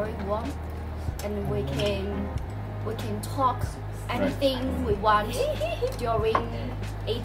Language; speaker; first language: English; non-native, learner; Chinese